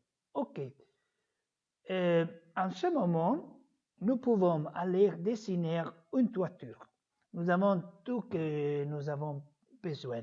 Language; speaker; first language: French; non-native, fluent; Italian